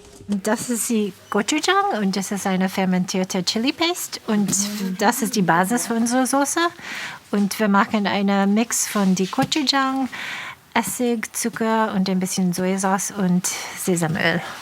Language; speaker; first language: German; non-native, fluent; English